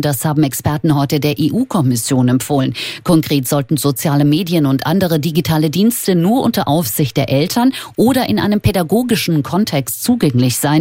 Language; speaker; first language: German; native; German